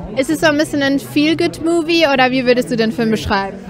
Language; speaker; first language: German; native; German